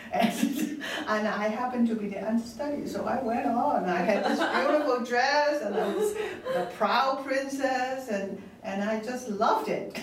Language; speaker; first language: English; non-native, local second language; Cantonese